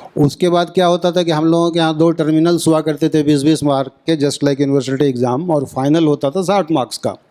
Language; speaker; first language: Hindi; native; Hindi